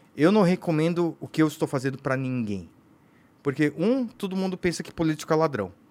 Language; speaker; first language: Portuguese; native; Portuguese